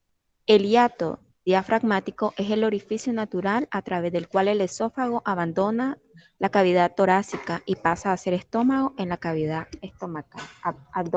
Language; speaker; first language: Spanish; native; Spanish